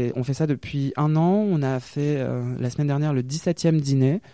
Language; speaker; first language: French; native; French